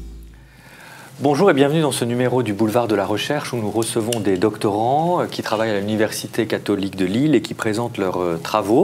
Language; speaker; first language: French; native; French